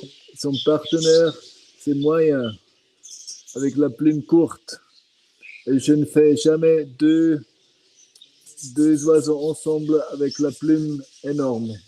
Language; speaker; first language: French; non-native, fluent; Swiss German